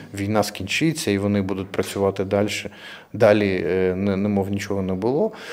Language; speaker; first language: Ukrainian; non-native, local second language; Russian